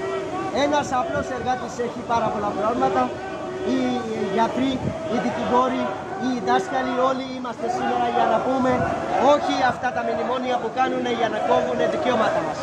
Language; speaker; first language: Greek; non-native, learner; Urdu